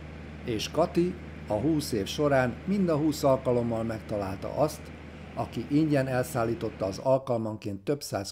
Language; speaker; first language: Hungarian; native; Hungarian